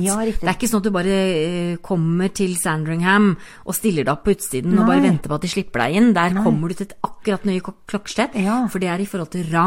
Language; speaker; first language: Norwegian; native; Norwegian